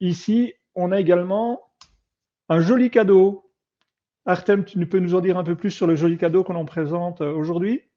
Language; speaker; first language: French; native; French